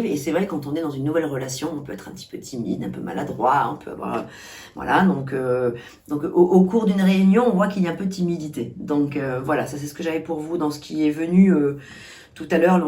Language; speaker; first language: French; native; French